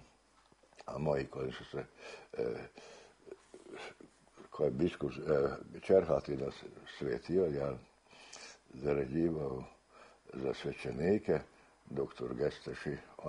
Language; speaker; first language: Serbian; early bilingual, heritage; Croatian